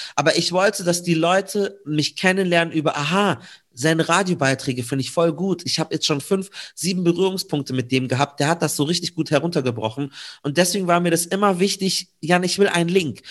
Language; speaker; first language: German; native; German